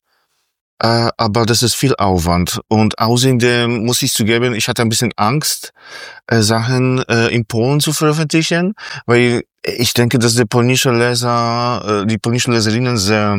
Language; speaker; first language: German; non-native, fluent; Polish